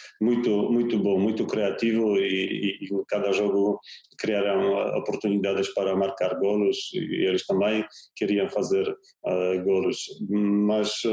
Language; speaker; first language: Portuguese; non-native, fluent; Polish